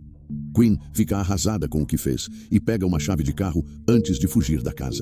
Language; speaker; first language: Portuguese; native; Portuguese